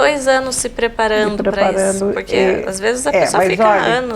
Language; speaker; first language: Portuguese; native; Portuguese